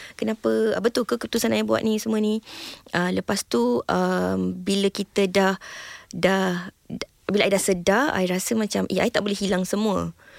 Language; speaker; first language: Malay; native; Malay